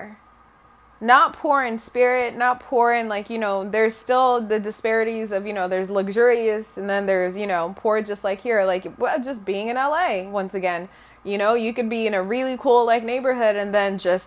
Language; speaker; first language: English; non-native, local second language; Bemba